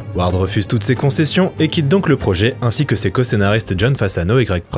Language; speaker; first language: French; native; French